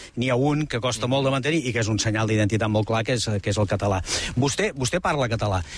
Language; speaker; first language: Catalan; native; Catalan